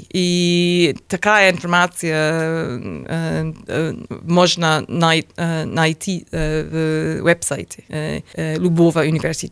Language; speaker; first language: Russian; non-native, learner; English